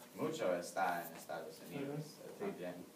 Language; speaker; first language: Spanish; non-native, learner; English